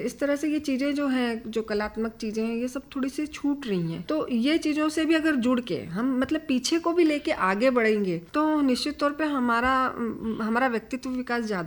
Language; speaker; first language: Hindi; native; Hindi